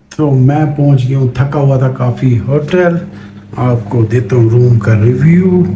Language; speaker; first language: Urdu; non-native, local second language; Punjabi